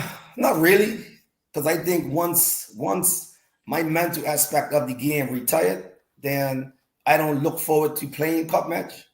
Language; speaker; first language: English; native; English